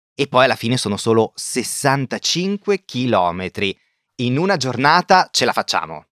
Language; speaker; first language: Italian; native; Italian